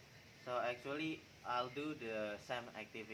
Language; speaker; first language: English; non-native, learner; Indonesian